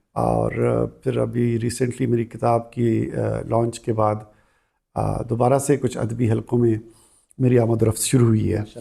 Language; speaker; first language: Urdu; non-native, local second language; Pashto